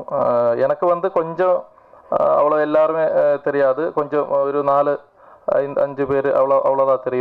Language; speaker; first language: Tamil; non-native, learner; Malayalam